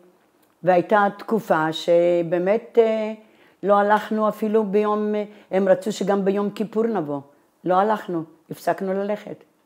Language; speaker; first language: Hebrew; non-native, fluent; Italian